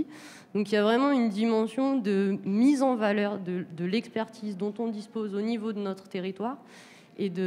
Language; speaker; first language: French; native; French